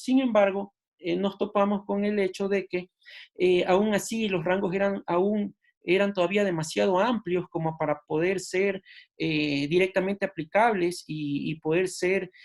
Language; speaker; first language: Spanish; native; Spanish